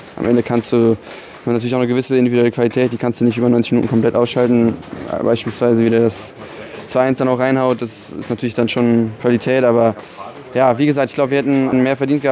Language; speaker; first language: German; native; German